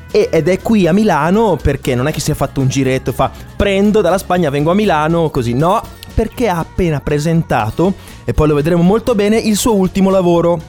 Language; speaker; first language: Italian; native; Italian